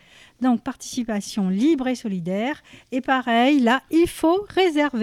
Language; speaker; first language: French; native; French